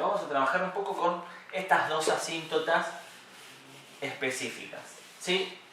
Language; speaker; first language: Spanish; native; Spanish